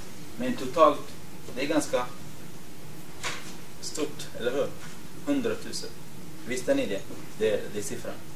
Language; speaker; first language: Swedish; non-native, fluent; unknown